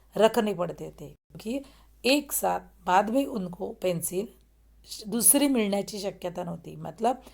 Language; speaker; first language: Hindi; non-native, local second language; Marathi